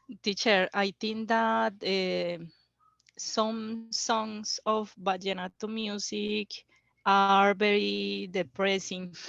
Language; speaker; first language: English; non-native, learner; Spanish